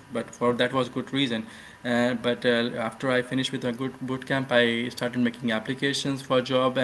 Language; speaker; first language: English; non-native, local second language; Hindi